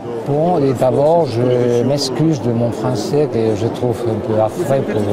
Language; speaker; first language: French; non-native, fluent; Spanish